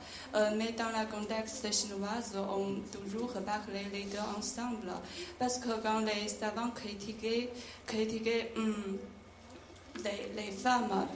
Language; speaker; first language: French; non-native, learner; Chinese